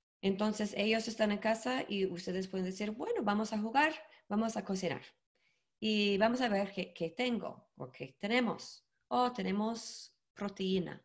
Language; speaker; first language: Spanish; non-native, learner; English